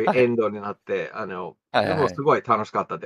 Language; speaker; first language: Japanese; non-native, fluent; English